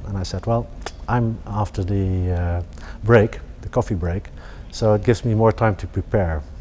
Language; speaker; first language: English; non-native, fluent; Dutch